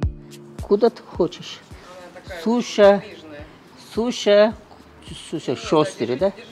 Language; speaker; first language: Russian; non-native, learner; Turkish